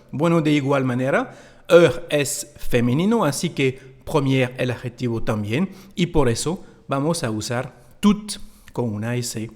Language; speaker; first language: Spanish; non-native, fluent; French